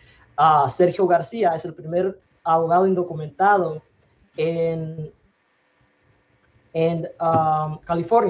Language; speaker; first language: Spanish; early bilingual, other home language; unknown